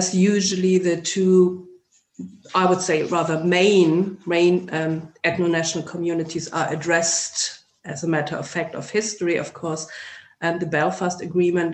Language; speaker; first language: English; non-native, fluent; German